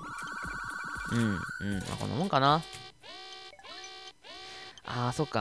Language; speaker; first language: Japanese; native; Japanese